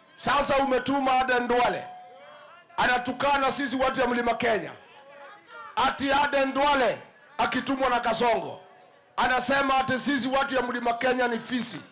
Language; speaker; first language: Swahili; non-native, local second language; Kikuyu